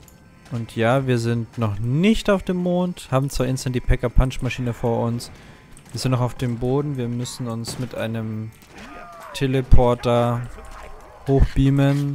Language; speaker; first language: German; native; German